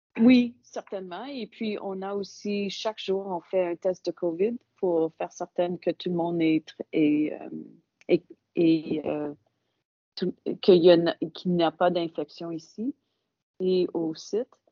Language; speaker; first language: French; non-native, local second language; English